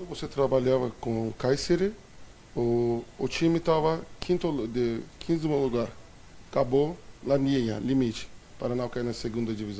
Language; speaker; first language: Portuguese; non-native, fluent; Turkish